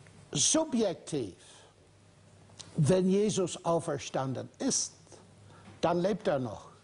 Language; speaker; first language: German; non-native, fluent; English